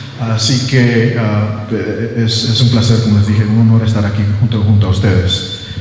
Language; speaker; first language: Spanish; non-native, local second language; English